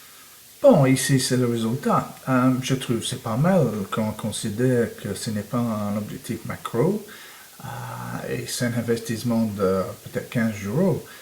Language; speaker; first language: French; non-native, fluent; English